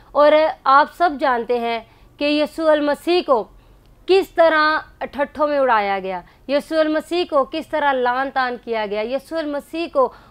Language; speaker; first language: Urdu; non-native, local second language; Punjabi